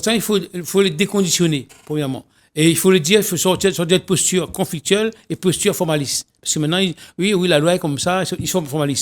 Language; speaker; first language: French; non-native, local second language; Réunion Creole French